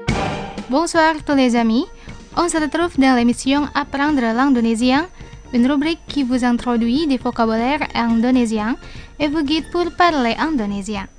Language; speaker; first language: French; non-native, fluent; Indonesian